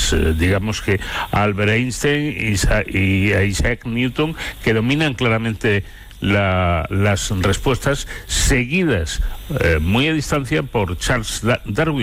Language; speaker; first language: Spanish; native; Spanish